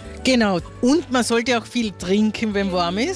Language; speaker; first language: German; native; German